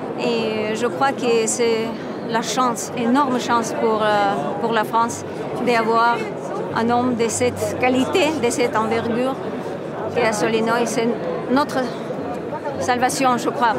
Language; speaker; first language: French; non-native, fluent; Armenian